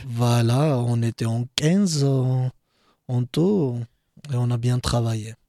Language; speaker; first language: French; non-native, learner; Georgian